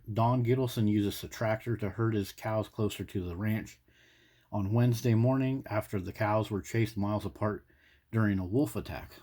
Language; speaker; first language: English; native; English